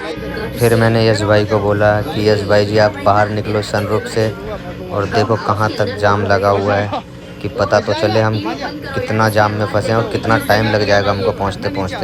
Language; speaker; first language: Hindi; native; Hindi